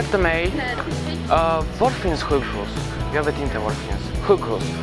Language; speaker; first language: Swedish; non-native, learner; Russian